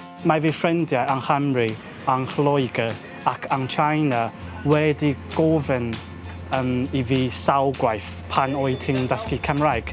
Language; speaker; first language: Welsh; non-native, learner; Chinese